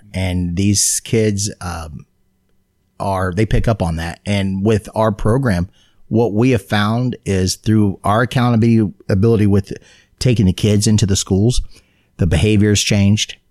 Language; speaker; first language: English; native; English